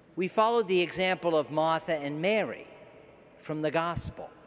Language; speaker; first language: English; native; English